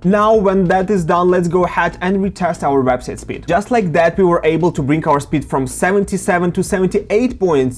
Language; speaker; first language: English; non-native, fluent; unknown